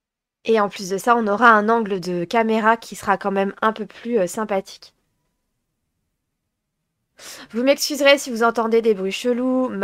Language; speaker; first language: French; native; French